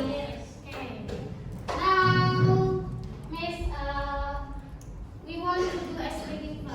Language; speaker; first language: English; non-native, learner; Indonesian